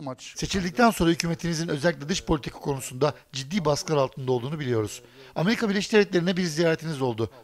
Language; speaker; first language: Turkish; native; Turkish